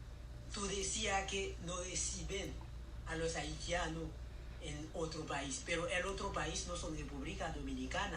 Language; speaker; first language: Spanish; non-native, learner; Haitian Creole